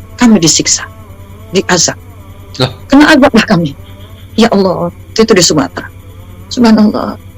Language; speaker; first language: Indonesian; native; Indonesian